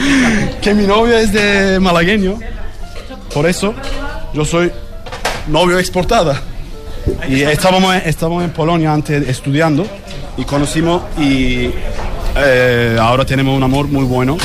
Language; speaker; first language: Spanish; non-native, fluent; Turkish